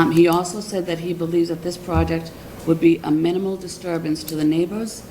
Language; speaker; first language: English; native; English